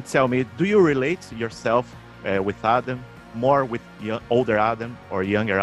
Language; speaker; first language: English; non-native, fluent; Portuguese